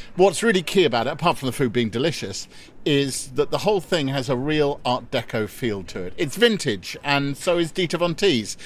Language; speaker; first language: English; native; English